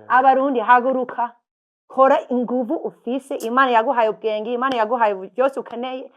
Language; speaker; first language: Rundi; non-native, fluent; English